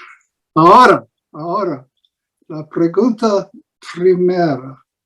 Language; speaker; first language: Spanish; non-native, learner; English